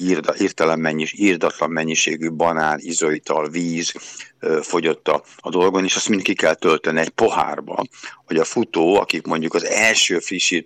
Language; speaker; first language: Hungarian; native; Hungarian